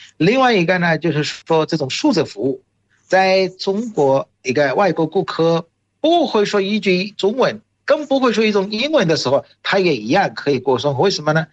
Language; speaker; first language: Chinese; non-native, fluent; Bangla